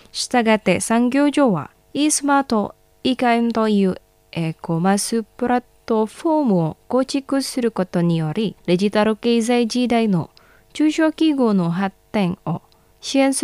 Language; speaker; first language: Japanese; non-native, fluent; Indonesian